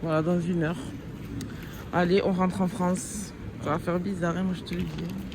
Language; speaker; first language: French; native; French